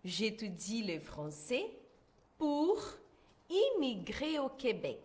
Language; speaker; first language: French; non-native, fluent; Portuguese